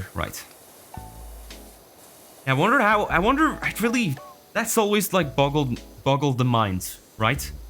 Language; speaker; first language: English; non-native, fluent; Norwegian